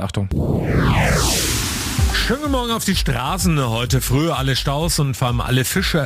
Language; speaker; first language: German; native; German